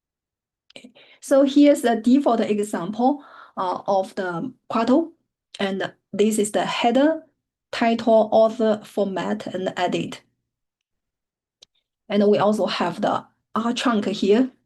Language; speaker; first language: English; non-native, fluent; Chinese